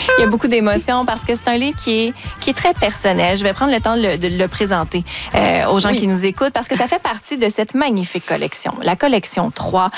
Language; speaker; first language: French; native; French